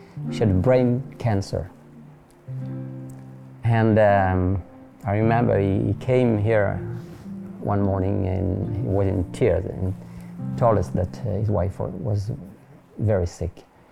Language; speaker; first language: English; non-native, fluent; French